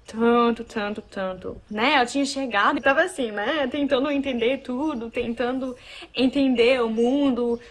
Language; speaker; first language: Portuguese; non-native, fluent; English